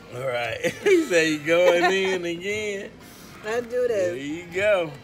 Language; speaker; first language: English; native; English